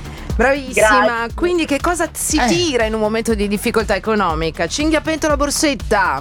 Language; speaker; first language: Italian; native; Italian